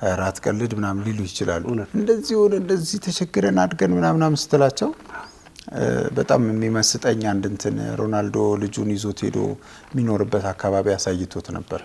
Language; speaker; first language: Amharic; native; Amharic